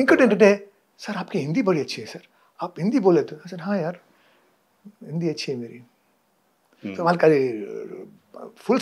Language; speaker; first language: Telugu; non-native, fluent; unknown